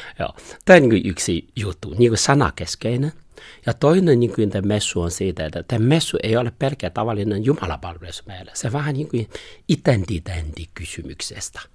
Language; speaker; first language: Finnish; non-native, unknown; Chinese